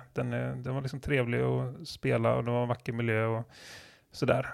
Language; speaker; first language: Swedish; native; Swedish